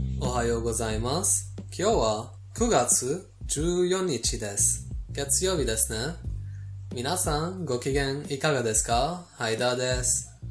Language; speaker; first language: Japanese; non-native, fluent; Persian